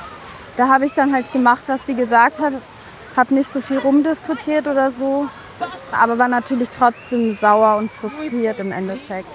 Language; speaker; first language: German; native; German